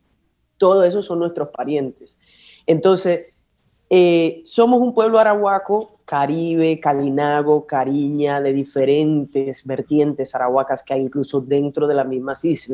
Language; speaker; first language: Spanish; native; Spanish